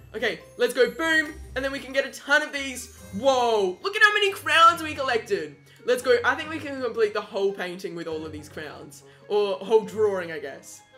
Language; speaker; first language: English; native; English